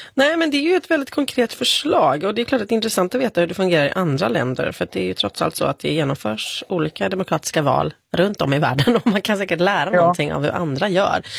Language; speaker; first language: Swedish; native; Swedish